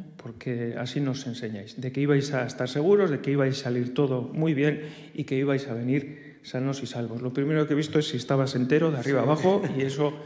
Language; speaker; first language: Spanish; non-native, local second language; Basque